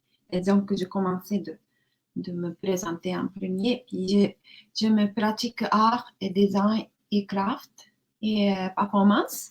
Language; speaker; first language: French; non-native, learner; Japanese